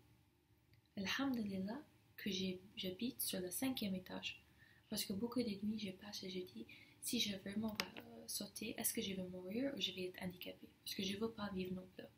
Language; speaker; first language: French; non-native, fluent; English